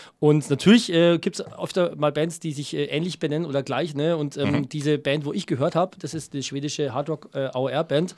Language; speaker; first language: German; non-native, fluent; French